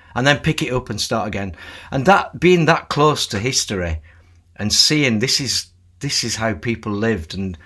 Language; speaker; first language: English; native; English